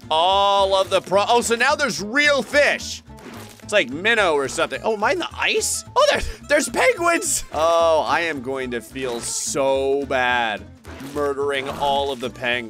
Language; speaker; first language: English; native; English